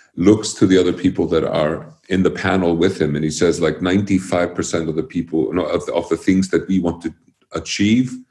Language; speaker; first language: English; early bilingual, other home language; Icelandic